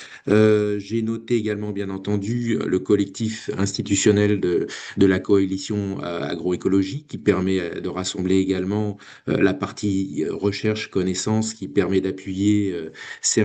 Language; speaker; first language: French; native; French